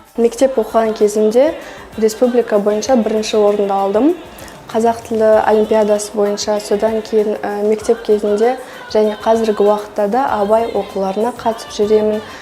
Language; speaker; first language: Kazakh; non-native, local second language; Russian